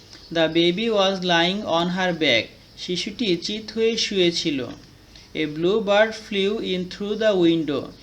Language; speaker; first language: English; non-native, local second language; Bangla